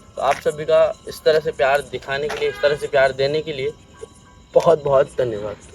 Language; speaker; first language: Hindi; native; Hindi